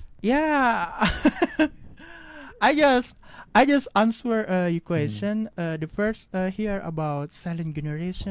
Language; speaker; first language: English; non-native, learner; Indonesian